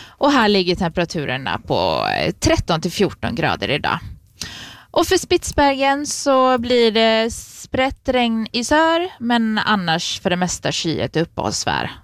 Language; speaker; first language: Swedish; native; Swedish